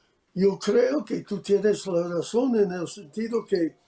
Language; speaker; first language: Spanish; non-native, fluent; English